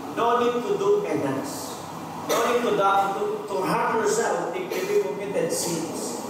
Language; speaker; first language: English; non-native, local second language; Filipino